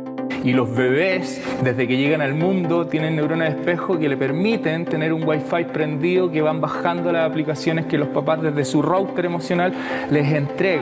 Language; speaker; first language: Spanish; native; Spanish